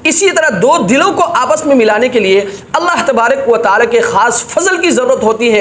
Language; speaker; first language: Urdu; native; Urdu